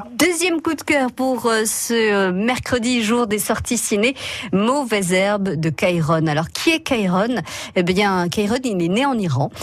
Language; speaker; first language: French; native; French